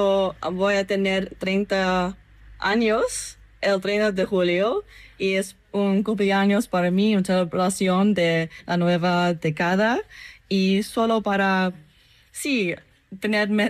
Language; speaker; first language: Spanish; non-native, learner; English